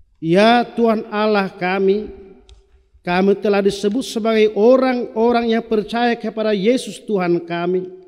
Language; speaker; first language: Indonesian; non-native, local second language; Batak Toba